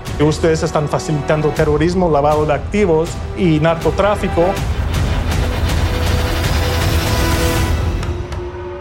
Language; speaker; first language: Spanish; non-native, fluent; English